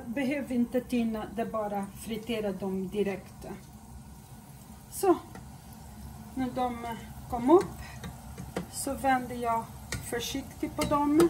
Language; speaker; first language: Swedish; non-native, fluent; Portuguese